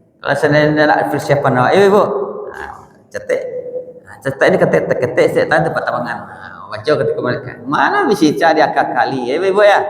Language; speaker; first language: Malay; non-native, local second language; Minangkabau